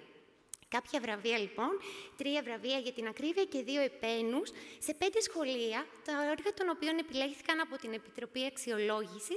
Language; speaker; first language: Greek; native; Greek